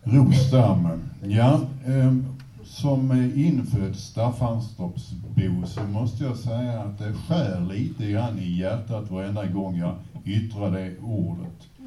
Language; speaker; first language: Swedish; native; Swedish